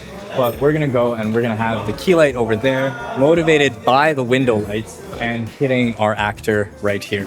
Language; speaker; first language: English; native; English